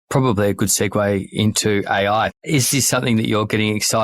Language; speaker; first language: English; native; English